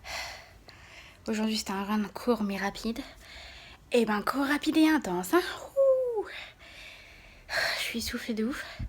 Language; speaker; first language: French; native; French